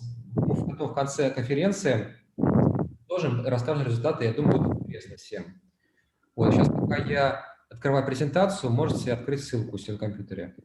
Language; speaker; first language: Russian; native; Russian